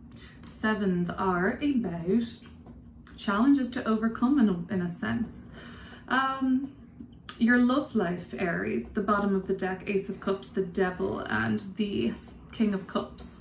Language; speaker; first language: English; native; English